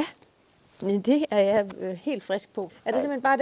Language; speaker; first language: Danish; native; Danish